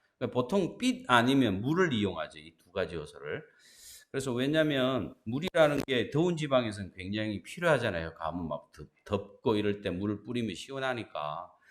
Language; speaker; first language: Korean; native; Korean